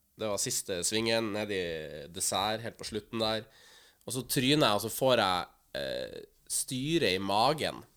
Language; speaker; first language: Norwegian; native; Norwegian